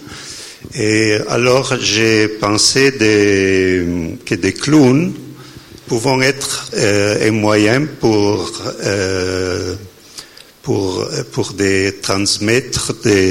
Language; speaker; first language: French; non-native, learner; Italian